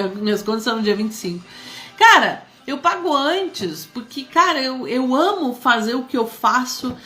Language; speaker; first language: Portuguese; early bilingual, other home language; Spanish